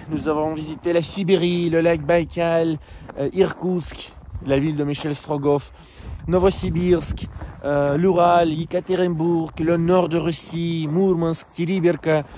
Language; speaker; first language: French; non-native, fluent; Russian